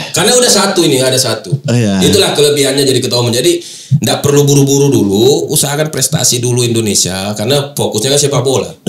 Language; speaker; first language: Indonesian; native; Indonesian